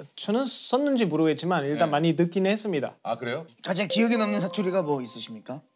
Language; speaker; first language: Korean; non-native, fluent; Spanish